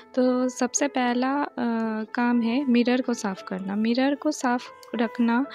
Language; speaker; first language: Hindi; non-native, local second language; Bangla